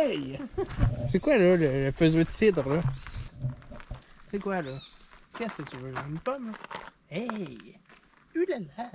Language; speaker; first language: French; native; French